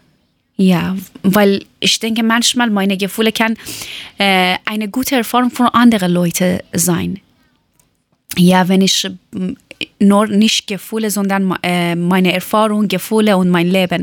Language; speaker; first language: German; non-native, learner; Persian